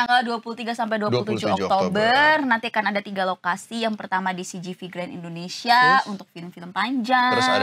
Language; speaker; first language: Indonesian; native; Indonesian